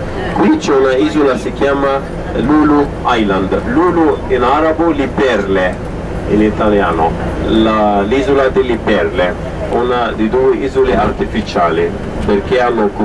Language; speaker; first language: Italian; non-native, fluent; Arabic